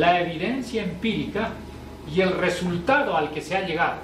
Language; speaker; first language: Spanish; native; Spanish